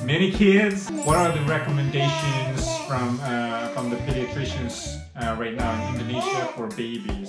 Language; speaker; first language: English; non-native, fluent; Indonesian